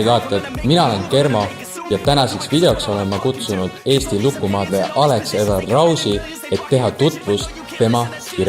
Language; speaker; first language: Estonian; native; Estonian